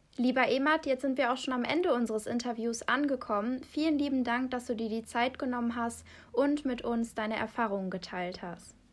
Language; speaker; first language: German; native; German